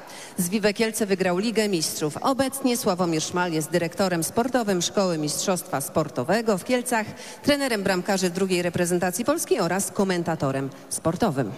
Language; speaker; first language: Polish; native; Polish